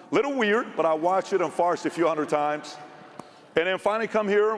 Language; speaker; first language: English; early bilingual, other home language; Persian